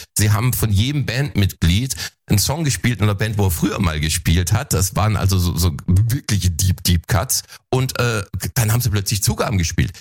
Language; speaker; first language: German; native; German